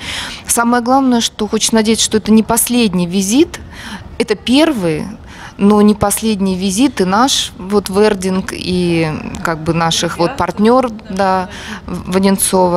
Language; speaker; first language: Russian; native; Russian